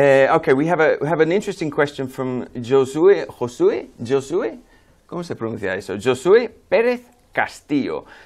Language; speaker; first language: Spanish; non-native, fluent; English